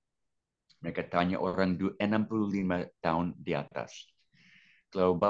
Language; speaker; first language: Indonesian; non-native, fluent; English